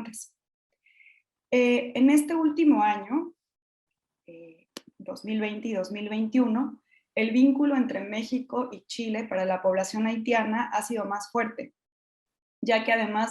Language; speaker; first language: Spanish; native; Spanish